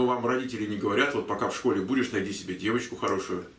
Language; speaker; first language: Russian; native; Russian